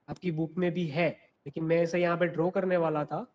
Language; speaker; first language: Hindi; non-native, local second language; Gujarati